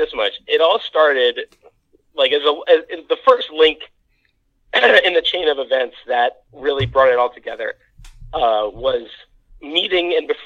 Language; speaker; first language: English; native; English